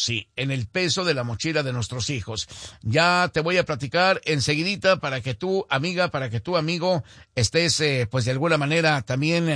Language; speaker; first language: Spanish; native; Spanish